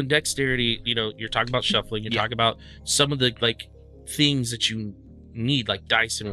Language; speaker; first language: English; native; English